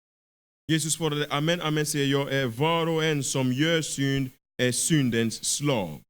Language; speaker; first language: Swedish; non-native, fluent; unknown